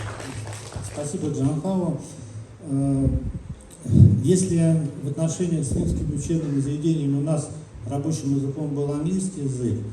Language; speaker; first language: Russian; native; Russian